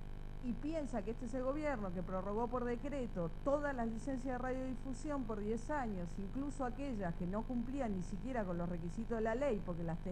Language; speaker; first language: Spanish; native; Spanish